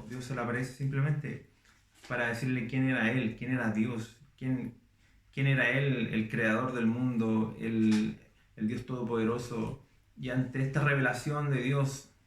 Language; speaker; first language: Spanish; native; Spanish